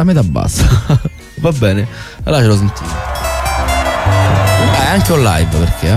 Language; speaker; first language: Italian; native; Italian